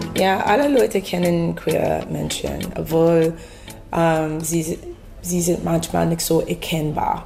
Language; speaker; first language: German; non-native, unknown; English